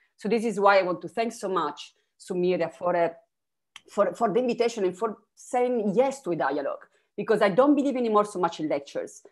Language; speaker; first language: English; non-native, fluent; Italian